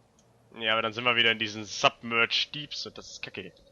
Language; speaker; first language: German; native; German